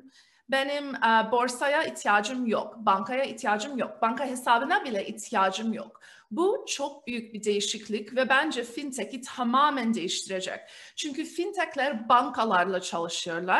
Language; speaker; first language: Turkish; early bilingual, heritage; Turkish